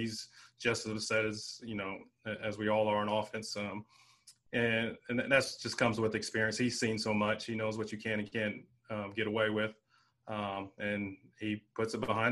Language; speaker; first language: English; native; English